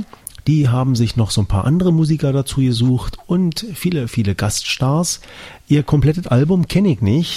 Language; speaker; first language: German; native; German